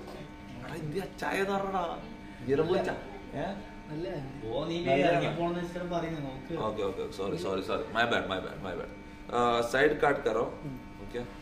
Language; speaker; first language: Hindi; non-native, local second language; Malayalam